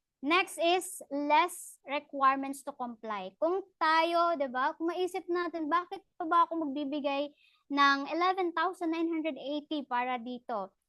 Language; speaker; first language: Filipino; non-native, local second language; Cebuano